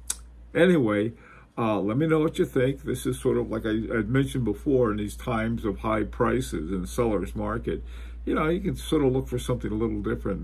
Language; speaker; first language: English; native; English